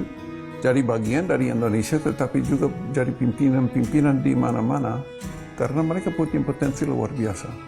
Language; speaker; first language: Indonesian; non-native, fluent; English